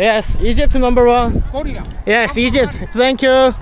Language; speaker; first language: English; non-native, learner; Korean